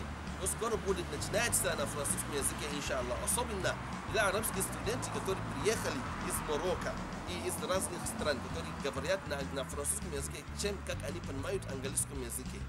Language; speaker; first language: Russian; non-native, learner; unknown